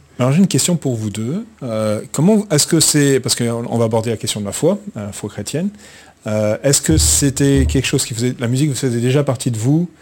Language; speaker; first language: French; native; French